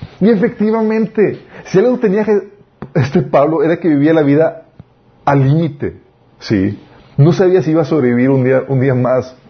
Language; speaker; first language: Spanish; native; Spanish